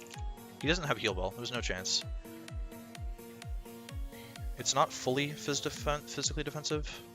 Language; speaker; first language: English; native; English